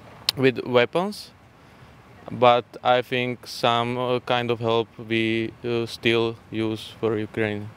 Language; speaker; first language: English; non-native, learner; Slovak